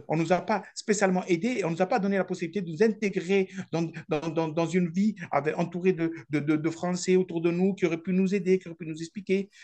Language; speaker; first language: French; early bilingual, other home language; Arabic